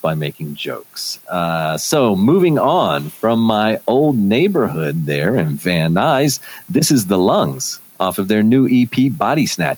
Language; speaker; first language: English; native; English